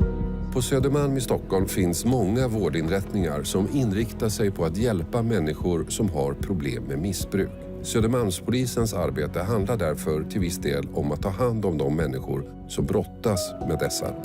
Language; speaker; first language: Swedish; native; Swedish